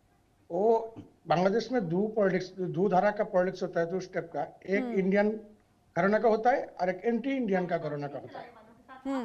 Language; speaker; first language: Hindi; non-native, local second language; Bangla